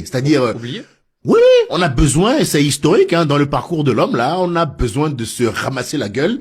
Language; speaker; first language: French; native; French